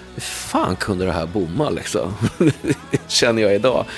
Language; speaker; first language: Swedish; native; Swedish